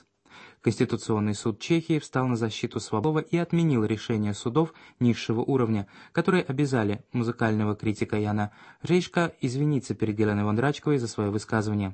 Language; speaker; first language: Russian; native; Russian